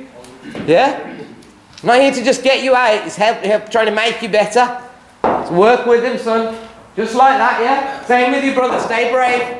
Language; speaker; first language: English; native; English